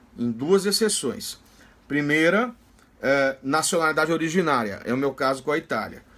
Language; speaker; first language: Portuguese; native; Portuguese